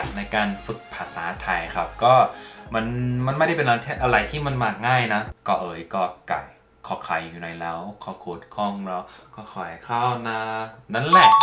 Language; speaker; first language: Thai; non-native, fluent; English